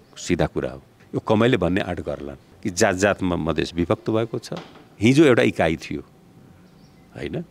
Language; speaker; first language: Nepali; non-native, local second language; Bhojpuri